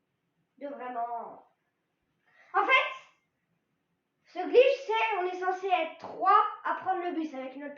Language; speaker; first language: French; native; French